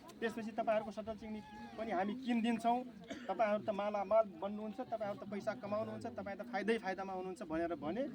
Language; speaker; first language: Nepali; non-native, local second language; Dangaura Tharu